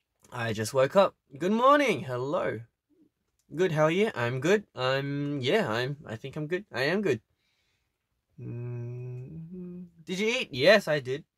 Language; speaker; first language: English; early bilingual, other home language; Korean